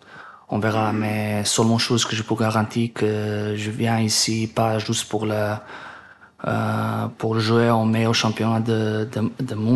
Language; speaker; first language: French; non-native, learner; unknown